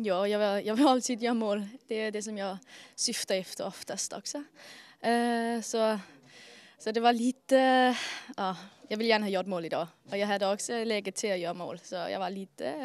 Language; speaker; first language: Swedish; non-native, fluent; Danish